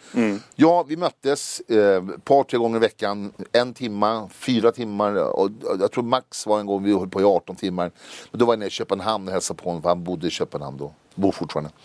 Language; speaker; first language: Swedish; native; Swedish